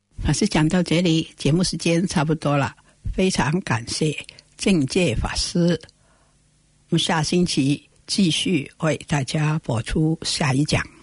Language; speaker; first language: Chinese; non-native, local second language; Cantonese